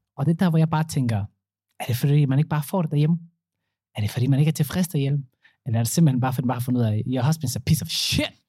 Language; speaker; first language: Danish; early bilingual, other home language; Somali